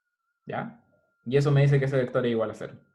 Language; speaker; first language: Spanish; native; Spanish